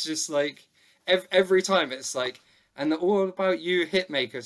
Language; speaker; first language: English; native; English